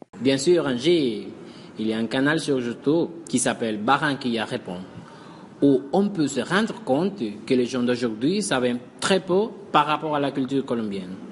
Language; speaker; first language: French; non-native, fluent; Spanish